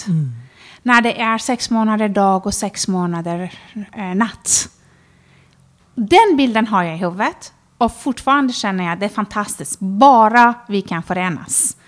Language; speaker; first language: Swedish; non-native, fluent; Persian